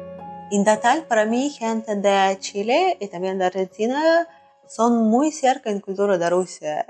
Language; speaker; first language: Spanish; non-native, learner; Russian